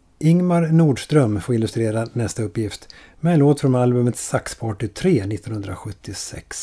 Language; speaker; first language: Swedish; native; Swedish